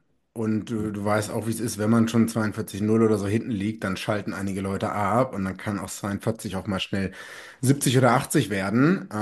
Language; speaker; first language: German; native; German